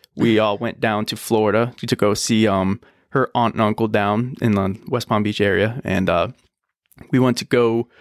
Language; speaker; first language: English; native; English